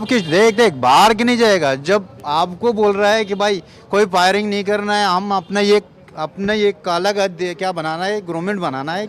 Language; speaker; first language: Hindi; non-native, learner; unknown